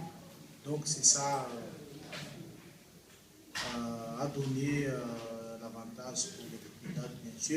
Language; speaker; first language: French; non-native, local second language; Malagasy